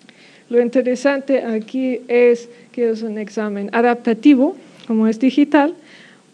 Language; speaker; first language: Spanish; non-native, fluent; German